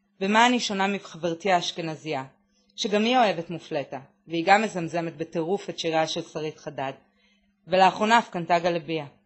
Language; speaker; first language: Hebrew; native; Hebrew